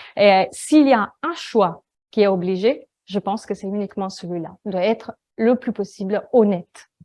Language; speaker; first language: French; non-native, fluent; Italian